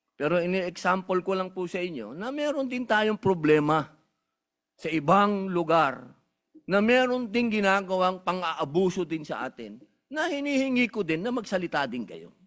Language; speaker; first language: Filipino; native; Filipino